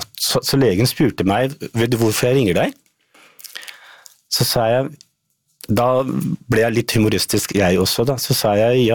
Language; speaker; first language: Norwegian; non-native, fluent; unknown